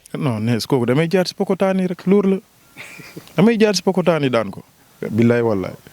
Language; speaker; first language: Wolof; non-native, local second language; Jola-Fonyi